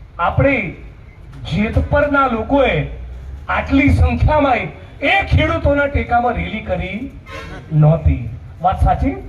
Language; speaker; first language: Gujarati; native; Gujarati